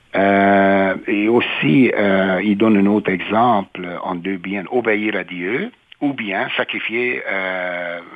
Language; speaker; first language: French; non-native, fluent; Hungarian